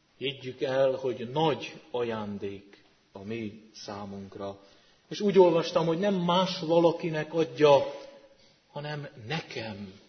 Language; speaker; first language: Hungarian; native; Hungarian